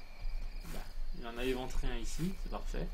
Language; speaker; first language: French; native; French